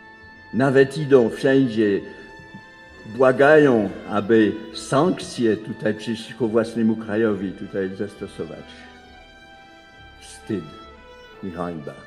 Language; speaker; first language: Polish; non-native, fluent; French